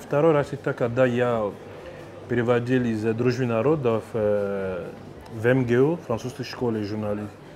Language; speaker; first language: Russian; non-native, fluent; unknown